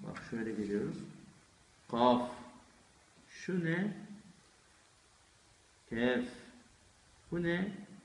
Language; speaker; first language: Turkish; native; Turkish